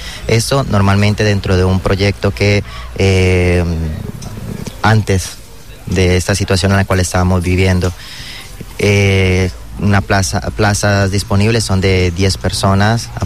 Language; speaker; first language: Spanish; native; Spanish